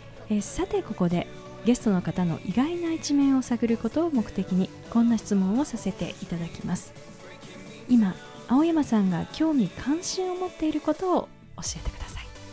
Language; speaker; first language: Japanese; native; Japanese